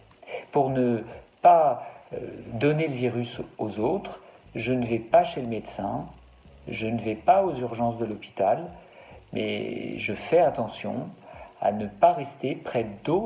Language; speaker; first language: French; native; French